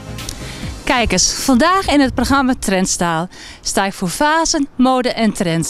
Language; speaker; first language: Dutch; native; Dutch